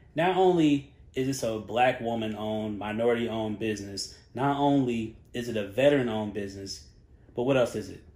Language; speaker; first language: English; native; English